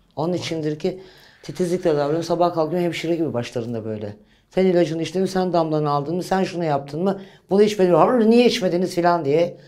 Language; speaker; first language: Turkish; native; Turkish